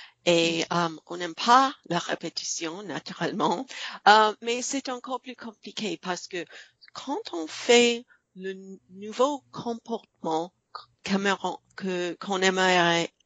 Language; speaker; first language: French; non-native, fluent; English